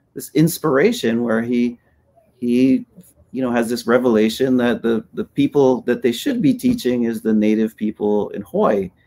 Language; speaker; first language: English; native; English